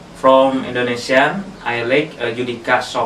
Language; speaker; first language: English; non-native, learner; Indonesian